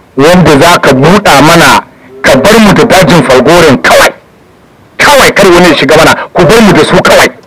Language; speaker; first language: Hausa; native; Hausa